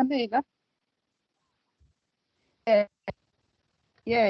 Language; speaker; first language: English; non-native, fluent; Arabic